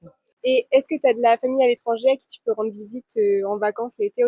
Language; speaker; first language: French; native; French